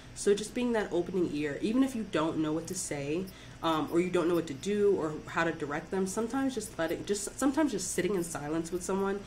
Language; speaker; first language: English; native; English